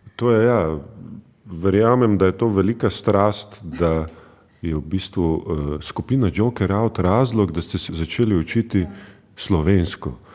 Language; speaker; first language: Slovenian; native; Slovenian